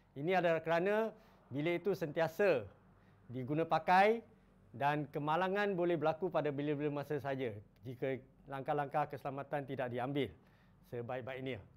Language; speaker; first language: Malay; non-native, local second language; Chinese